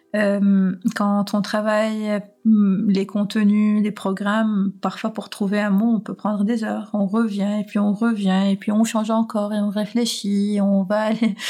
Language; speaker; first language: French; non-native, local second language; Arabic